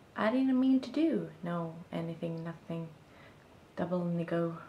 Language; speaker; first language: English; non-native, fluent; Swedish